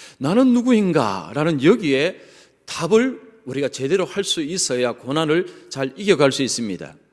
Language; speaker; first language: Korean; native; Korean